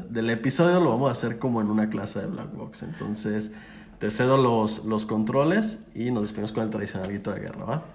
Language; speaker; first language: Spanish; native; Spanish